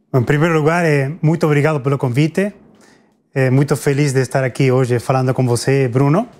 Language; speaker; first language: Portuguese; non-native, fluent; Spanish